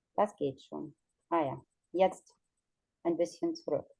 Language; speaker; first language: German; non-native, fluent; Ukrainian